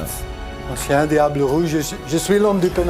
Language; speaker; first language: French; non-native, local second language; Dutch